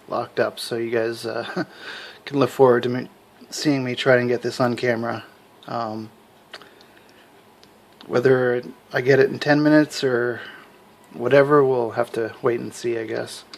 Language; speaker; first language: English; native; English